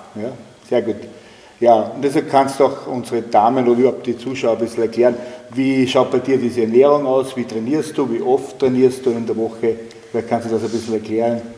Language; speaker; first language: German; native; German